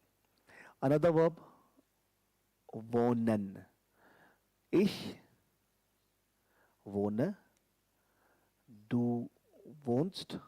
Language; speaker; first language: German; non-native, fluent; Hindi